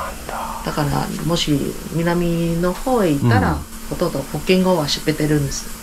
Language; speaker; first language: Japanese; non-native, fluent; Chinese